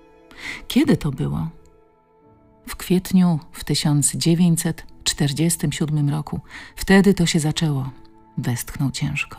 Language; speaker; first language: Polish; native; Polish